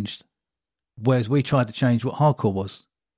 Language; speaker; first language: English; native; English